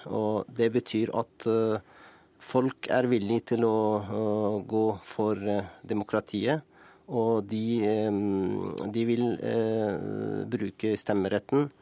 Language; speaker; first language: Norwegian; non-native, fluent; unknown